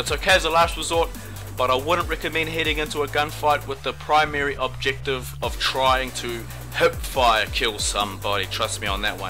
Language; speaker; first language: English; native; English